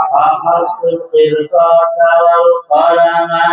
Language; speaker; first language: Arabic; non-native, learner; Bangla